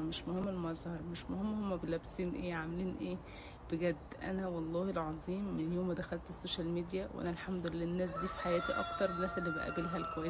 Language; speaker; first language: Arabic; native; Arabic